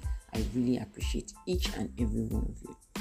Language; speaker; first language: English; non-native, local second language; Yoruba